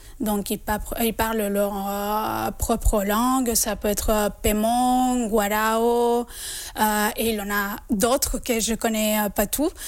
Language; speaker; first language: French; non-native, fluent; Spanish